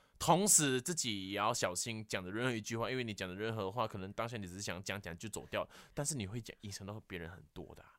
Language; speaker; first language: Chinese; non-native, local second language; Hakka Chinese